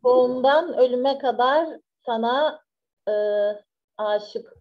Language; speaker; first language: Turkish; native; Turkish